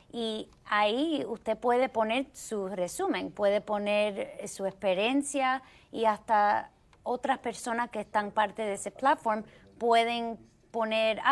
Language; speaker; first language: Spanish; early bilingual, heritage; Spanish